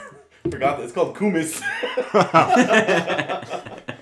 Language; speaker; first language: English; native; English